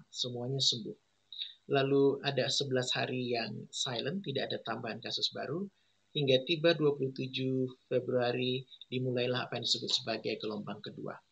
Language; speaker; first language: Indonesian; native; Indonesian